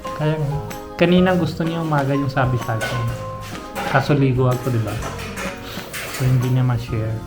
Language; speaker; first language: Filipino; non-native, learner; Punjabi